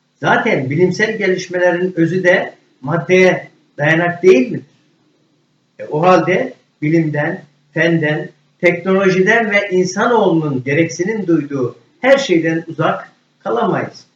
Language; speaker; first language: Turkish; native; Turkish